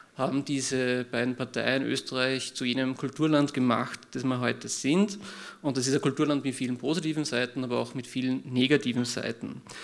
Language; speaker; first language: German; native; German